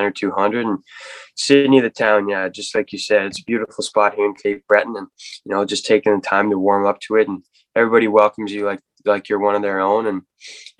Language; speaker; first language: English; native; English